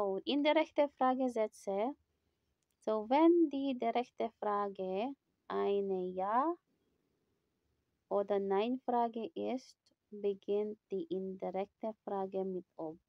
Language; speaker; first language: German; non-native, fluent; Filipino